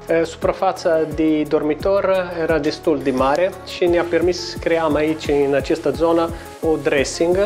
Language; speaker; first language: Romanian; non-native, fluent; Italian